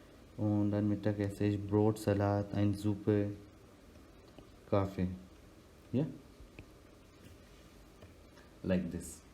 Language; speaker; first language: German; non-native, learner; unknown